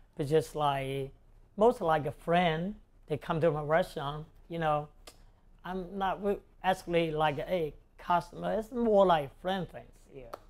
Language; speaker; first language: English; non-native, local second language; Cantonese